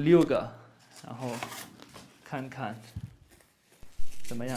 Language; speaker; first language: Chinese; non-native, fluent; Urdu